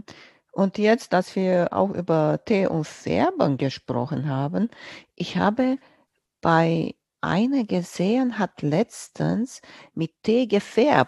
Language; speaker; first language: German; non-native, fluent; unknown